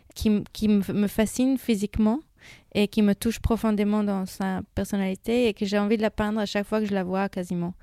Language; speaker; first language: French; non-native, fluent; Hebrew